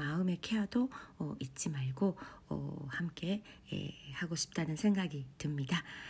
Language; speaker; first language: Korean; non-native, fluent; Japanese